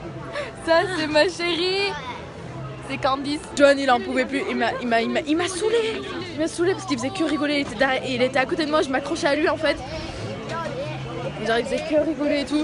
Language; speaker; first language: French; native; French